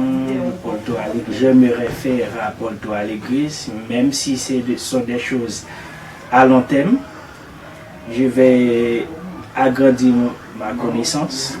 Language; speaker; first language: French; non-native, local second language; Haitian Creole